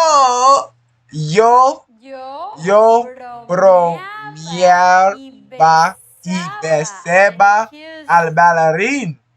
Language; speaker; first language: Spanish; non-native, learner; English